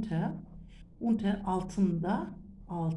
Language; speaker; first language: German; non-native, fluent; Turkish